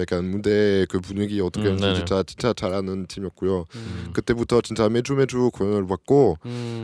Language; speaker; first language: Korean; non-native, learner; French